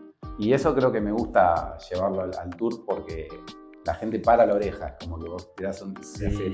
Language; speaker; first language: Spanish; native; Spanish